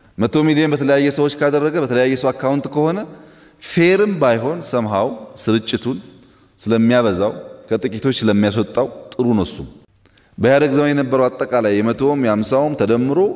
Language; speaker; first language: Amharic; non-native, local second language; Oromo